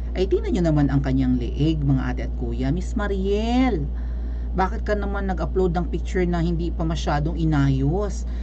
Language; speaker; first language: Filipino; non-native, local second language; Cebuano